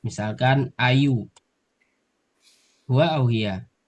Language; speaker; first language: Arabic; non-native, fluent; Indonesian